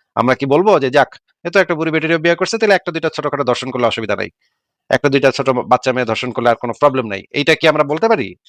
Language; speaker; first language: Bangla; native; Bangla